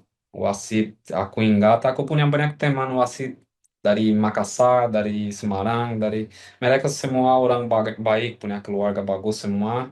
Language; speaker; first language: Indonesian; non-native, fluent; Portuguese